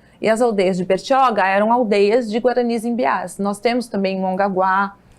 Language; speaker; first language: Portuguese; native; Portuguese